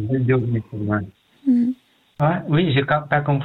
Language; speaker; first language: French; non-native, learner; Pashto